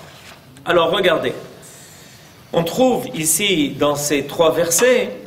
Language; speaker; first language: French; native; French